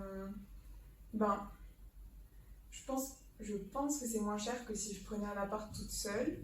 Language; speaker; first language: French; native; French